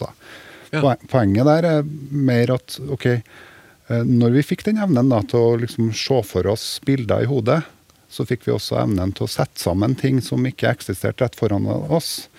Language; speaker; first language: Norwegian; native; Norwegian